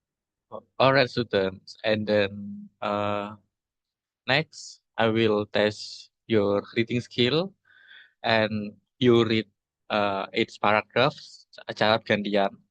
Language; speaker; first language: English; non-native, learner; Indonesian